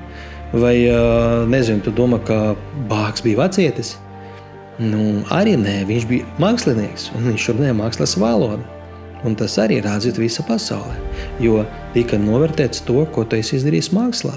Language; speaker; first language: Latvian; non-native, local second language; Russian